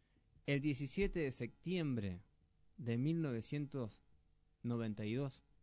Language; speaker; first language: Spanish; native; Spanish